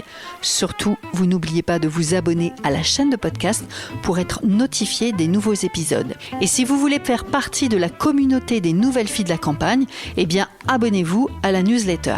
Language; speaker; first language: French; native; French